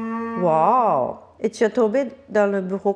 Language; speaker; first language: French; non-native, learner; Japanese